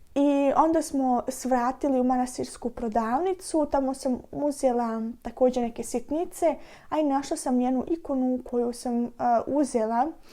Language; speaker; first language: Bosnian; early bilingual, heritage; Serbian